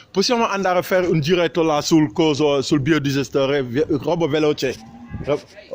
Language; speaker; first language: Italian; non-native, fluent; Wolof